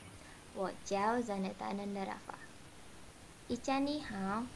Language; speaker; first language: Chinese; non-native, learner; Indonesian